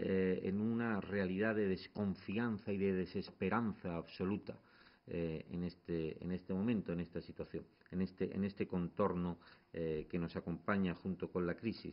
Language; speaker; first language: Spanish; native; Spanish